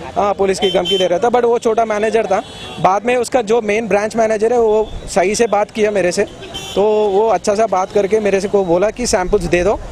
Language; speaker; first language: Hindi; non-native, local second language; Gujarati